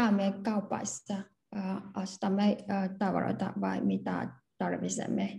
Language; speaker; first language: Finnish; non-native, learner; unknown